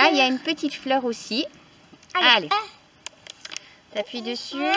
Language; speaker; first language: French; native; French